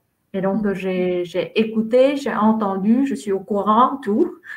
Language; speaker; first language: French; non-native, fluent; Vietnamese